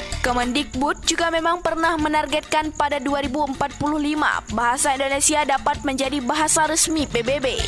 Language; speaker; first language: Indonesian; native; Indonesian